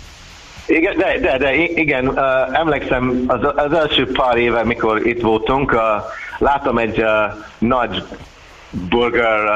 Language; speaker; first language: Hungarian; non-native, learner; English